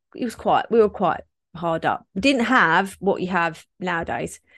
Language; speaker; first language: English; native; English